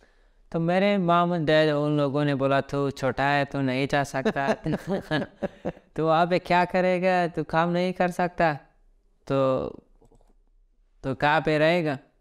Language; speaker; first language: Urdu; early bilingual, other home language; Pashto